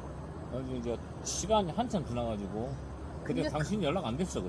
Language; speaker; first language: Korean; native; Korean